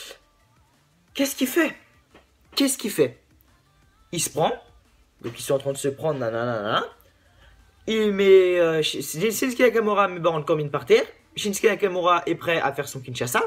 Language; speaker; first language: French; native; French